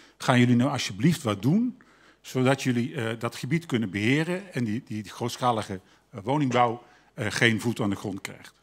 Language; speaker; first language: Dutch; native; Dutch